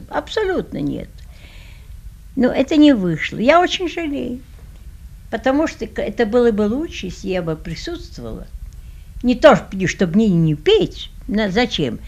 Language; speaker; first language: Russian; early bilingual, heritage; Russian